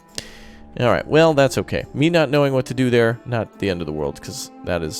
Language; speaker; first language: English; native; English